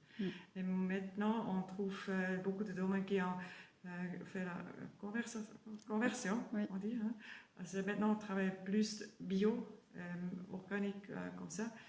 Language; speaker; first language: French; non-native, learner; German